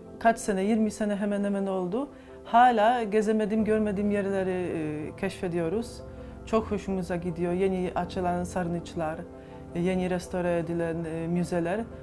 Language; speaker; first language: Turkish; non-native, fluent; Polish